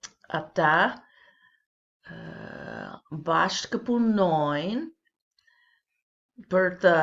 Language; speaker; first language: Albanian; non-native, learner; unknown